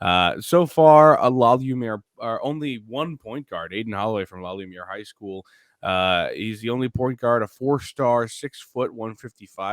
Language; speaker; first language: English; native; English